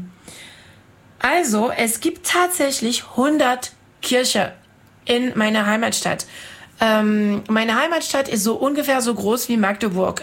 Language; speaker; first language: German; non-native, fluent; French